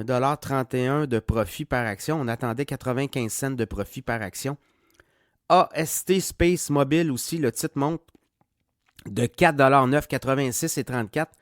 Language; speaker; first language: French; native; French